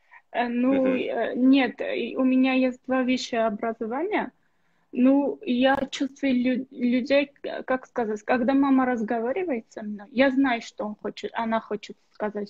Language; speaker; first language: Russian; non-native, local second language; Armenian